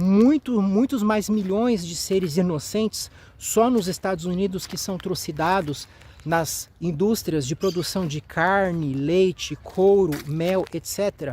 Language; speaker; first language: Portuguese; native; Portuguese